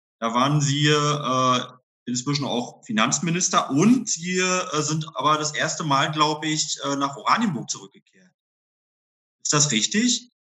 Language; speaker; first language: German; native; German